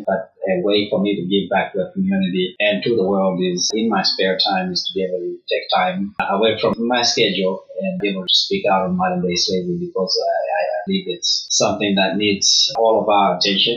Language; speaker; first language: English; early bilingual, other home language; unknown